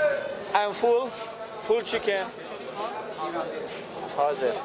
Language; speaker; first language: English; non-native, learner; Persian